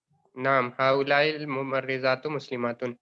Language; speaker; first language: Arabic; non-native, learner; Urdu